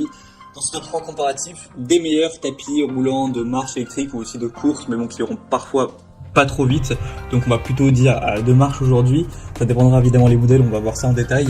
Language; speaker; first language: French; native; French